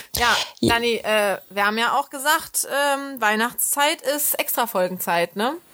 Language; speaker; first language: German; native; German